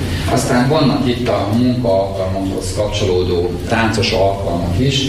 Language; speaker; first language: Hungarian; native; Hungarian